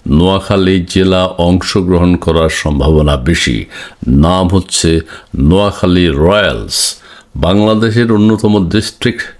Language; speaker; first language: Bangla; native; Bangla